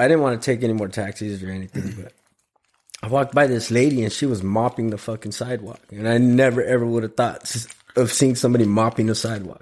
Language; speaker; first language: English; early bilingual, other home language; Spanish